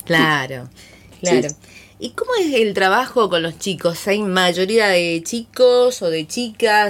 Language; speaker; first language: Spanish; native; Spanish